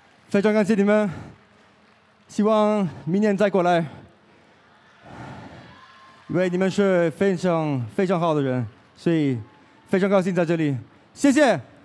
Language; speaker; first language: Chinese; non-native, fluent; French